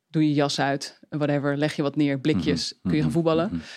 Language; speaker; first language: Dutch; native; Dutch